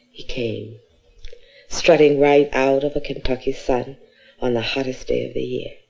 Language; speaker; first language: English; native; English